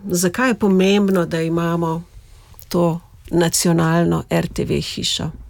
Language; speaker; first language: Slovenian; native; Slovenian